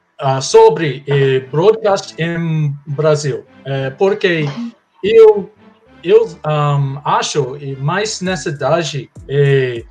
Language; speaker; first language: Portuguese; non-native, learner; English